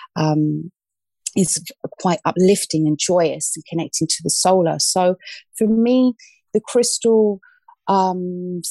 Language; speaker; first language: English; native; English